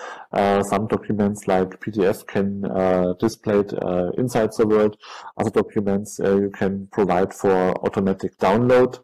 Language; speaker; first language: English; non-native, fluent; German